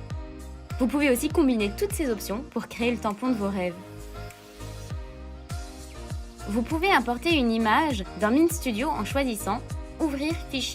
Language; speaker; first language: French; native; French